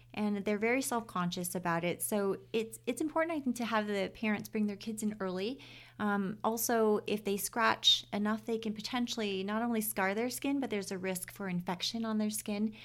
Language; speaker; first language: English; native; English